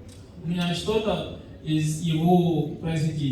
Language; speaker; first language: Russian; non-native, fluent; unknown